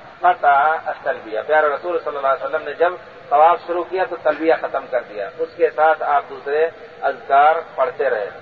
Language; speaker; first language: Urdu; native; Urdu